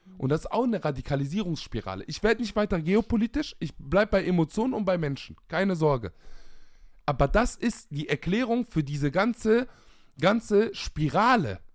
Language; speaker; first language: German; early bilingual, other home language; Arabic